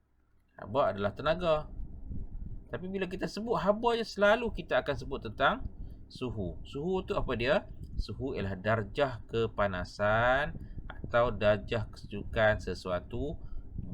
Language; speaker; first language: Malay; native; Malay